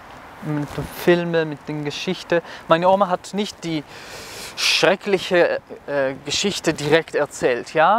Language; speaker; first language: German; non-native, fluent; Hebrew